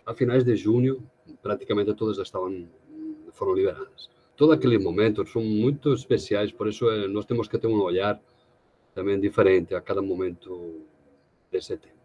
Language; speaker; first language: Portuguese; non-native, fluent; Catalan